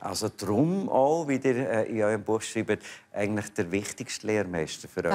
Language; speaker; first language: German; native; German